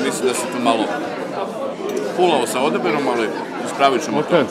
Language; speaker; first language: Croatian; native; Croatian